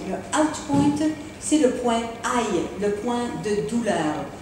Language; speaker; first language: French; native; French